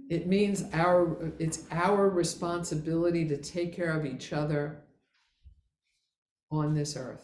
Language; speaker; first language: English; native; English